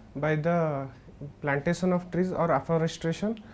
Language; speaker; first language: English; non-native, local second language; Odia